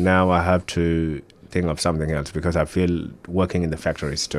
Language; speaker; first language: English; early bilingual, other home language; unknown